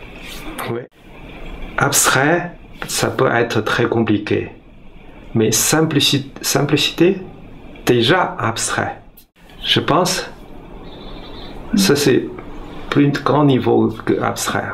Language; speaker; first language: French; non-native, learner; Chinese